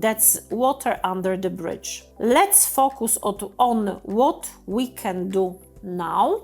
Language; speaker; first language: English; non-native, fluent; Polish